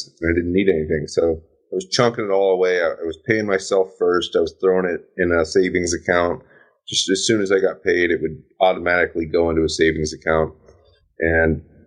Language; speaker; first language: English; native; English